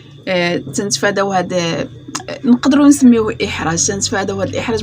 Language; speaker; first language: Arabic; native; Arabic